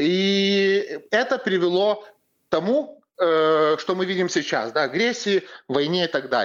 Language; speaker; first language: Russian; non-native, fluent; Lithuanian